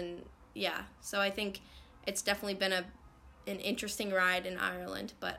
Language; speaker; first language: English; native; English